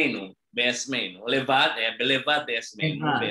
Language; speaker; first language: Hebrew; non-native, fluent; Indonesian